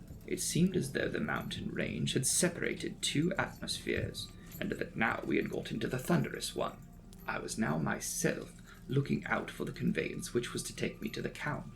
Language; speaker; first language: English; native; English